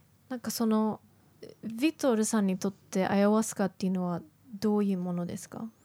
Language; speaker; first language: Japanese; native; Japanese